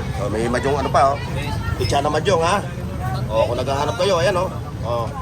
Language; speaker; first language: Filipino; native; Filipino